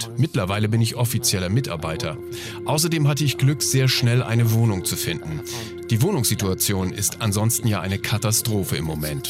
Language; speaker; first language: German; non-native, fluent; Arabic